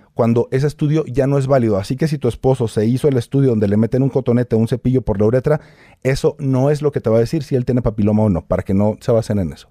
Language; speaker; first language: Spanish; native; Spanish